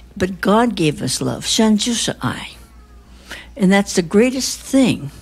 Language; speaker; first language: English; early bilingual, other home language; Chinese